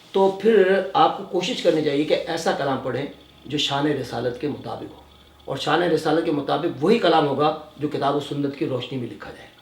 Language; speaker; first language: Urdu; native; Urdu